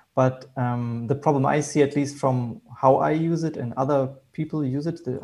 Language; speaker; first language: English; non-native, fluent; German